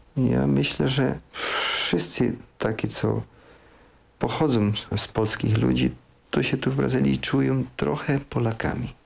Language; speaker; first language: Polish; early bilingual, heritage; Polish